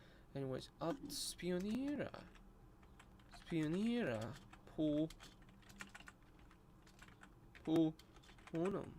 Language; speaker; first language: Swedish; non-native, learner; Russian